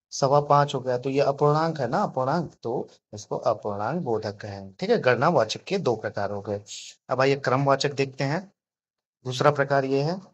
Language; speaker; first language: Hindi; native; Hindi